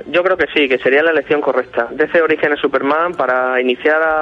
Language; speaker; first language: Spanish; native; Spanish